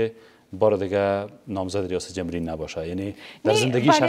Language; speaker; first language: Persian; native; Persian